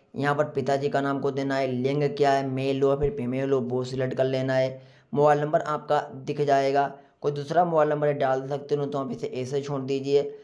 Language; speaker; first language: Hindi; native; Hindi